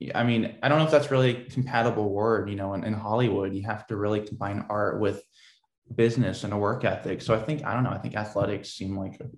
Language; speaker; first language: English; native; English